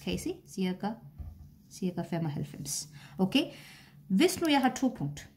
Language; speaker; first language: Danish; non-native, fluent; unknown